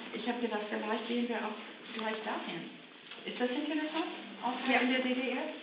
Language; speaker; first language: German; non-native, fluent; English